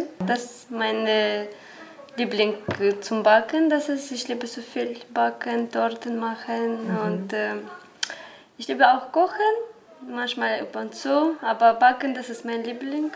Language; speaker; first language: German; non-native, learner; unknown